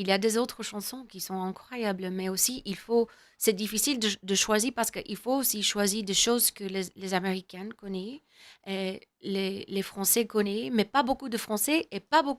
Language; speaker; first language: French; non-native, learner; English